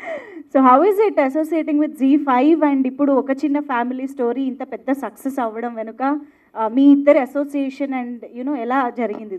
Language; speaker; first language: Telugu; native; Telugu